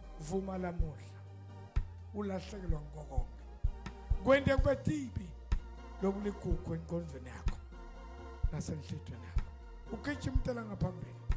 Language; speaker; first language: Zulu; non-native, local second language; Swati